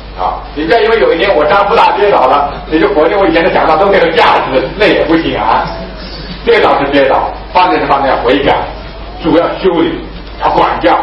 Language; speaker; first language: Chinese; native; Chinese